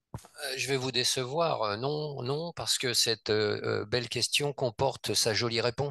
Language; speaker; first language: French; native; French